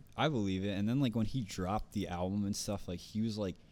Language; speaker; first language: English; native; English